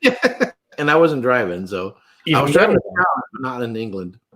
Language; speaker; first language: English; native; English